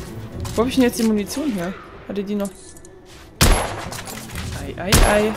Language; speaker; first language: German; native; German